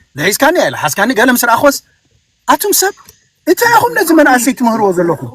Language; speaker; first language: Tigrinya; early bilingual, heritage; Tigrinya